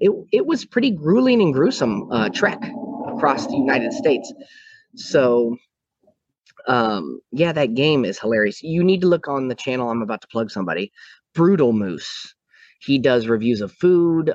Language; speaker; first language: English; native; English